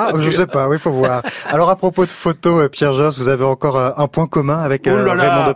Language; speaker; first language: French; native; French